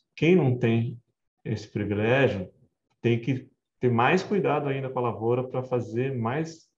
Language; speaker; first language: Portuguese; native; Portuguese